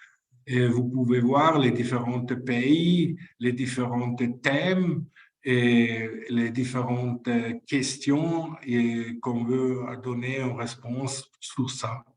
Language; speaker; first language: French; non-native, fluent; Spanish